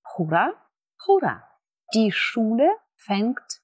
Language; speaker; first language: German; non-native, fluent; Russian